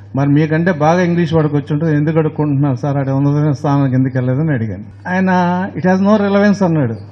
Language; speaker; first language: Telugu; native; Telugu